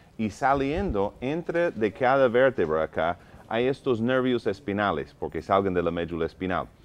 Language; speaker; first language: Spanish; non-native, fluent; English